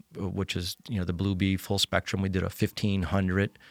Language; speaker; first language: English; native; English